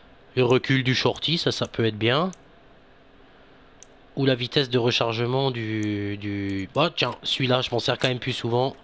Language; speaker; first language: French; native; French